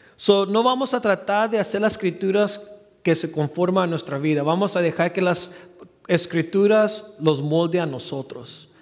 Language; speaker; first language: Spanish; early bilingual, heritage; Spanish